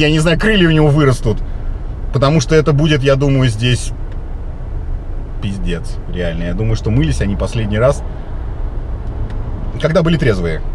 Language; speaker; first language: Russian; native; Russian